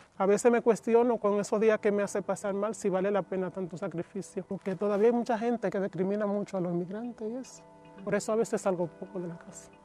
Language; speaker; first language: Spanish; native; Spanish